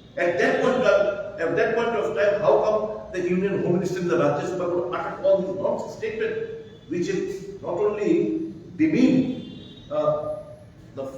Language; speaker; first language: English; non-native, local second language; Bangla